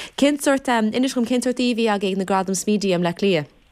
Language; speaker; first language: Irish; native; Irish